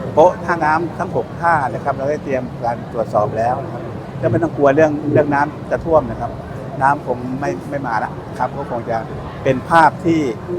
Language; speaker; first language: Thai; native; Thai